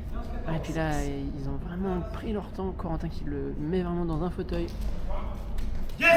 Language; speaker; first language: French; native; French